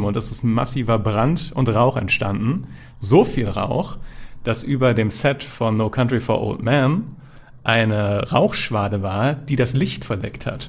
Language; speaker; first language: German; native; German